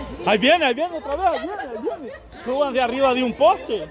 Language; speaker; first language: Spanish; native; Spanish